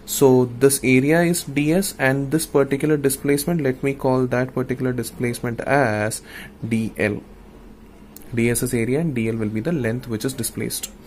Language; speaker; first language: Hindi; non-native, local second language; Malayalam